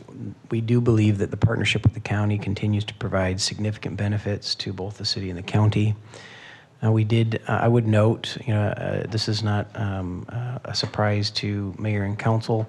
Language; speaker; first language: English; native; English